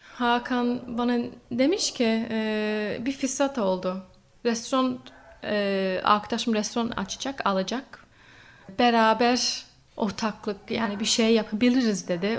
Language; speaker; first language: Turkish; non-native, learner; English